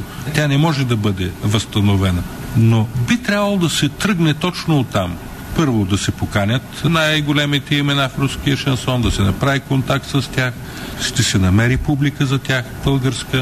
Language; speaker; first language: Bulgarian; native; Bulgarian